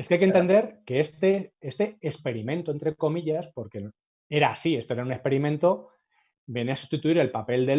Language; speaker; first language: Spanish; native; Spanish